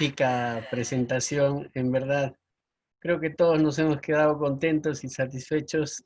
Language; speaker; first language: Spanish; native; Spanish